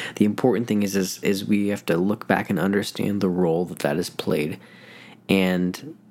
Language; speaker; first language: English; native; English